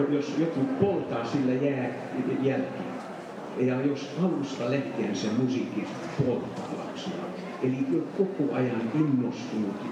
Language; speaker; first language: Finnish; non-native, fluent; Hungarian